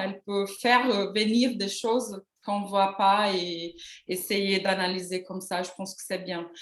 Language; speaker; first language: French; non-native, learner; Portuguese